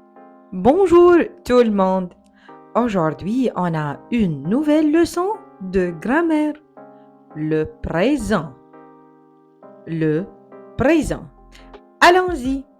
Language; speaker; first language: French; non-native, fluent; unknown